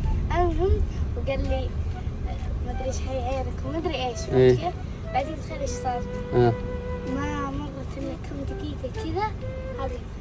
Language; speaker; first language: Arabic; native; Arabic